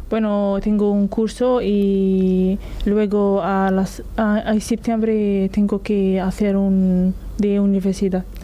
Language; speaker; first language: Spanish; non-native, learner; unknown